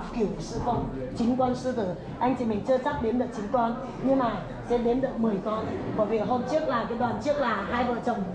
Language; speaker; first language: Vietnamese; non-native, fluent; Chinese